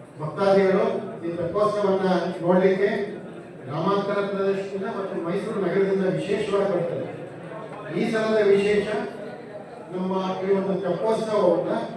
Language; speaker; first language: Kannada; native; Kannada